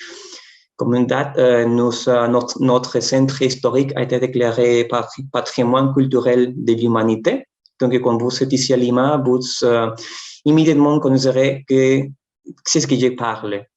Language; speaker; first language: French; non-native, fluent; Spanish